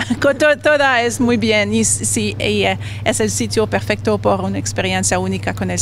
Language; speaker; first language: Spanish; non-native, learner; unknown